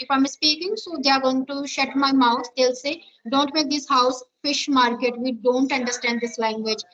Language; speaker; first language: English; non-native, learner; Hindi